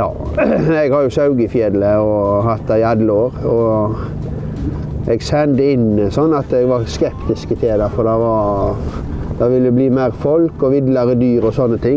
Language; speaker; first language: Norwegian; native; Norwegian